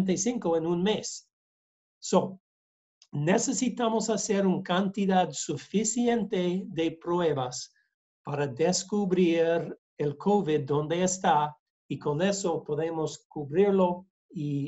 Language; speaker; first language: Spanish; non-native, learner; English